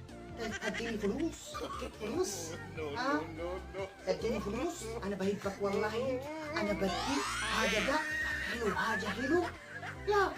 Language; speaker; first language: Arabic; non-native, learner; Oromo